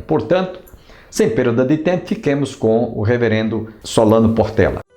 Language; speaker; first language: Portuguese; native; Portuguese